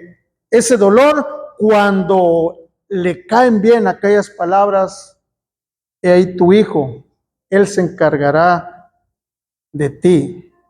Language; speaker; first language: Spanish; native; Spanish